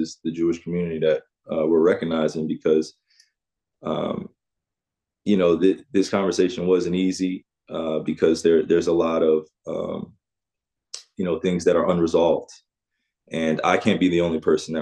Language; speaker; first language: English; native; English